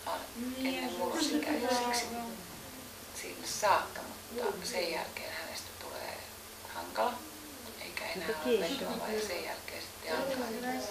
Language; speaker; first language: Finnish; native; Finnish